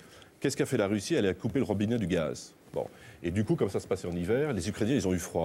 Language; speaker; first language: French; native; French